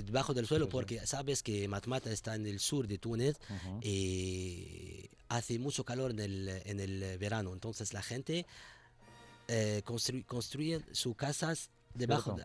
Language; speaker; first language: Spanish; non-native, fluent; Arabic